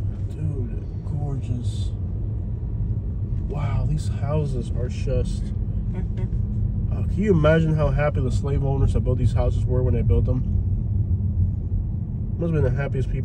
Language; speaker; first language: English; native; English